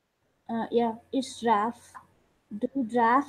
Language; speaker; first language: German; non-native, learner; Telugu